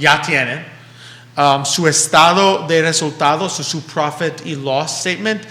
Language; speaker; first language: Spanish; early bilingual, heritage; English